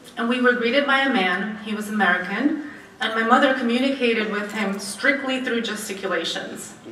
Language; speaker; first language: English; early bilingual, other home language; Romanian